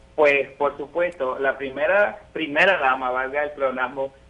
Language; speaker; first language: Spanish; native; Spanish